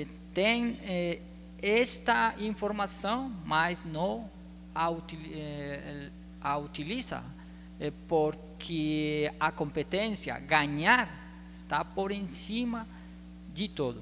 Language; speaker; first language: Portuguese; non-native, learner; Spanish